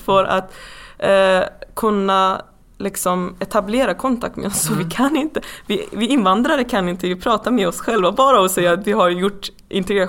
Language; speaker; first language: Swedish; non-native, fluent; Persian